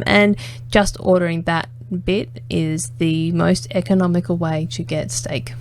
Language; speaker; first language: English; native; English